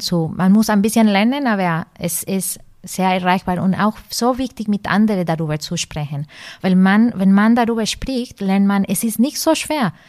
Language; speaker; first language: German; non-native, fluent; Spanish